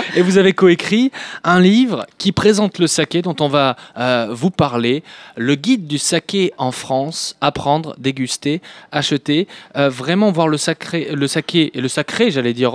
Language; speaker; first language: French; native; French